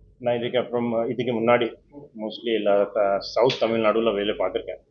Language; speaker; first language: Tamil; non-native, fluent; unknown